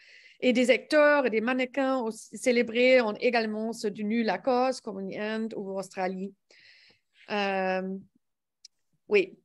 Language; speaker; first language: French; non-native, learner; English